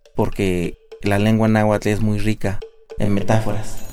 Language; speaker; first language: Spanish; non-native, local second language; Nahuatl languages